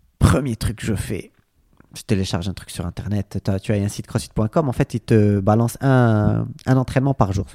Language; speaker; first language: French; non-native, local second language; Arabic